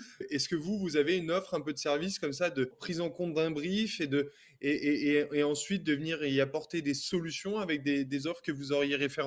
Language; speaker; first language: French; native; French